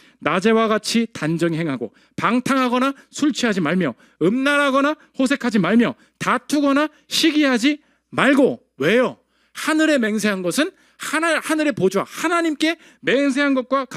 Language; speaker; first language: Korean; native; Korean